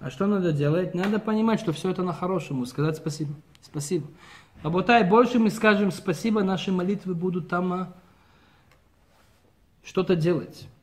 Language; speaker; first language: Russian; early bilingual, heritage; Russian